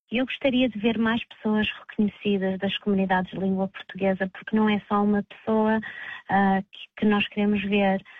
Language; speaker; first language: Portuguese; early bilingual, heritage; Portuguese